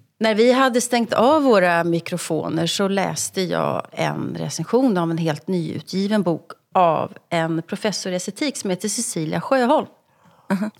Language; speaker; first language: Swedish; native; Swedish